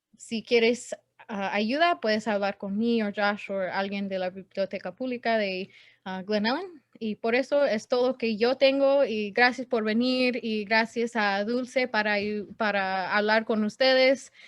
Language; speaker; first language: Spanish; non-native, learner; English